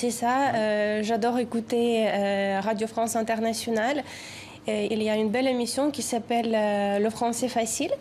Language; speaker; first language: French; non-native, fluent; Ukrainian